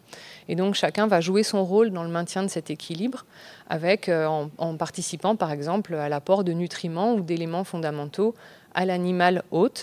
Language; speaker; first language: French; native; French